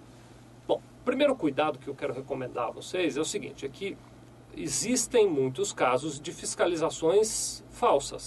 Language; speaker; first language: Portuguese; native; Portuguese